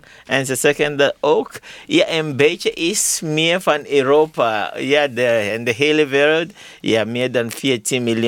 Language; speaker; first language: Dutch; non-native, learner; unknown